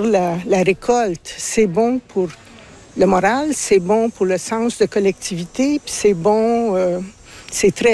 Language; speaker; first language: French; native; French